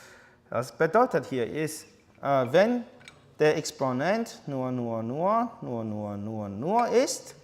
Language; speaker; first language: German; non-native, learner; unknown